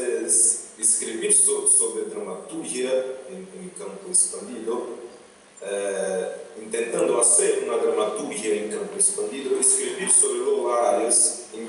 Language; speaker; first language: Spanish; non-native, fluent; Portuguese